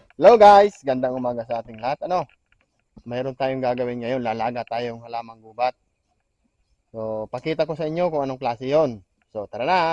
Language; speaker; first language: Filipino; non-native, local second language; Bikol